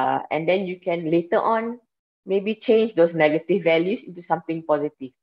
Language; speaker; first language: English; non-native, local second language; Malay